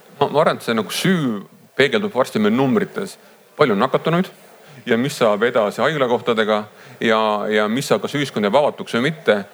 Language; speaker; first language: Estonian; native; Estonian